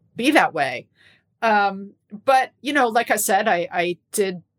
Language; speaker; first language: English; native; English